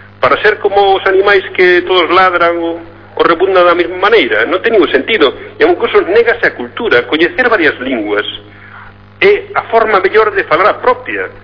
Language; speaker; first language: Galician; native; Galician